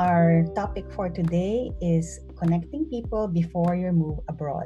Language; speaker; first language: English; non-native, local second language; Filipino